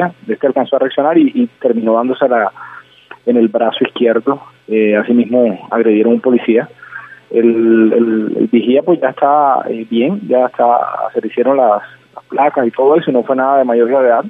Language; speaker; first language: Spanish; native; Spanish